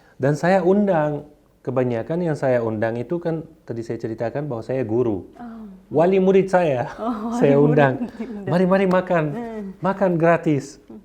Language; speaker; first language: Indonesian; non-native, fluent; Arabic